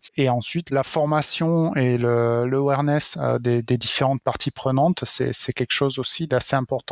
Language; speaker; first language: French; native; French